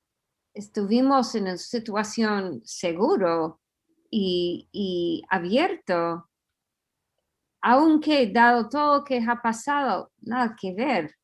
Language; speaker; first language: Spanish; non-native, fluent; English